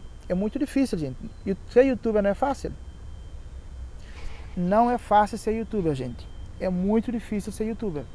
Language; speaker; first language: Portuguese; non-native, local second language; Kabuverdianu